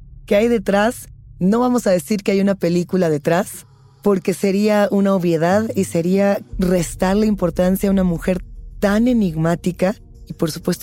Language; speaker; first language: Spanish; native; Spanish